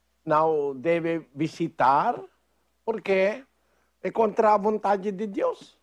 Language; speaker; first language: Portuguese; non-native, fluent; Filipino